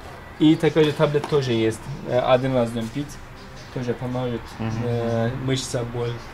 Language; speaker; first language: Russian; non-native, learner; Turkish